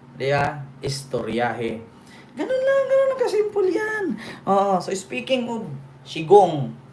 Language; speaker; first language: Filipino; non-native, local second language; Cebuano